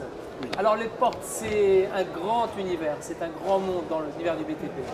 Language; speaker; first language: French; non-native, local second language; Arabic